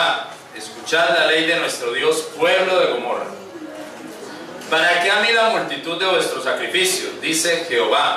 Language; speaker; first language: Spanish; native; Spanish